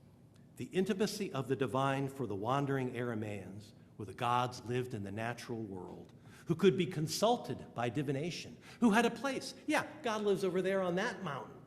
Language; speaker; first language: English; native; English